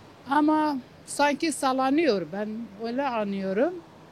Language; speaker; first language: Turkish; non-native, local second language; Kurdish